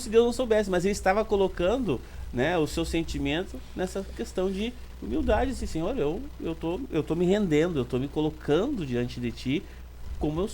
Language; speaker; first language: Portuguese; native; Portuguese